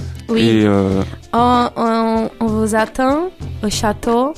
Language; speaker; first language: French; non-native, learner; Portuguese